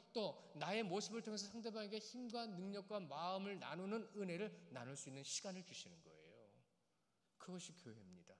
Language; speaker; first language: Korean; native; Korean